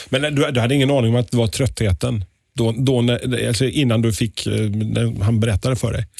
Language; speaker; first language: Swedish; native; Swedish